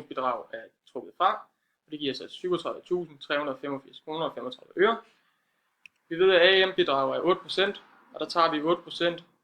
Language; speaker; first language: Danish; native; Danish